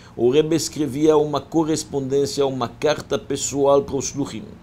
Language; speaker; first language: Portuguese; non-native, fluent; French